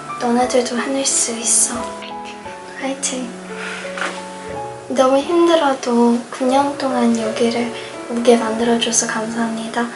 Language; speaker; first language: Korean; early bilingual, heritage; English